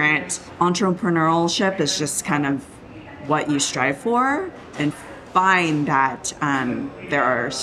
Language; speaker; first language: English; native; English